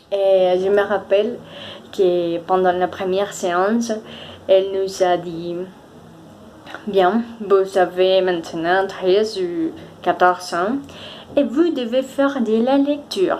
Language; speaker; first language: French; non-native, fluent; Spanish